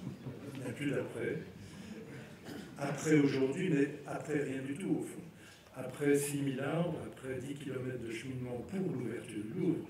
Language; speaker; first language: French; native; French